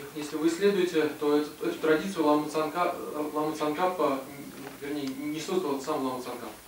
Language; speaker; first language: Russian; native; Russian